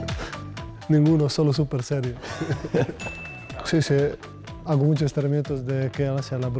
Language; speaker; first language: Spanish; non-native, fluent; Serbian